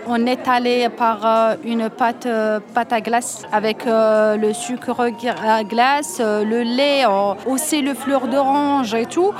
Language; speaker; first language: French; non-native, learner; Arabic